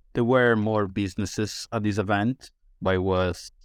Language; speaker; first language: English; non-native, fluent; Italian